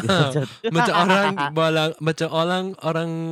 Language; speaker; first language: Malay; non-native, local second language; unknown